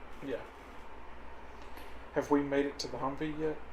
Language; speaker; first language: English; native; English